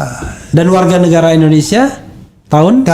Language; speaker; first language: Indonesian; native; Indonesian